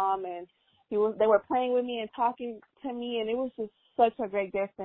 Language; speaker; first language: English; non-native, fluent; Spanish